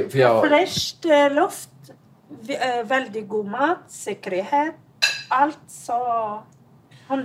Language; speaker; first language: Norwegian; non-native, learner; Arabic